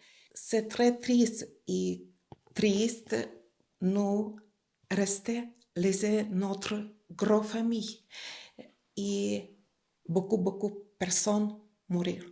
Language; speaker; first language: French; non-native, learner; Ukrainian